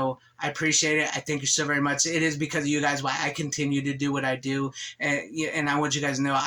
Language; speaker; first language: English; native; English